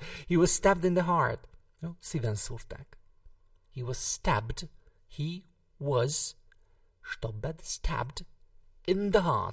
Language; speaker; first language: English; non-native, fluent; Hungarian